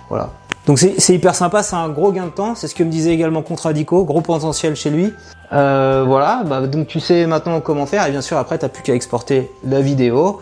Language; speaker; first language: French; native; French